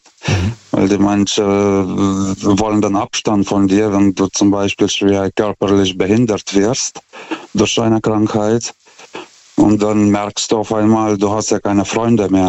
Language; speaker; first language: German; non-native, fluent; Lithuanian